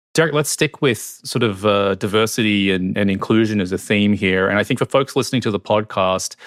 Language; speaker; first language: English; native; English